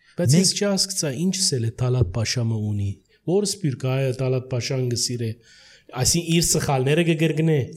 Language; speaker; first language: Armenian; early bilingual, heritage; Armenian